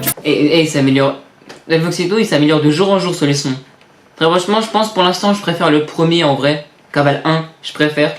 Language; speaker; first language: French; native; French